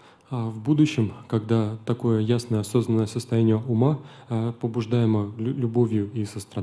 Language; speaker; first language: Russian; native; Russian